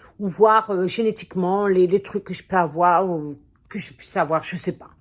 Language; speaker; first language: French; native; French